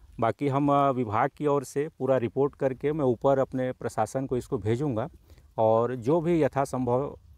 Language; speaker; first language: Hindi; native; Hindi